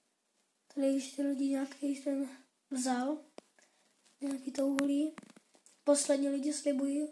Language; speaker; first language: Czech; non-native, learner; Slovak